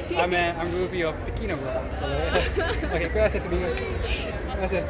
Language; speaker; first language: Spanish; non-native, learner; English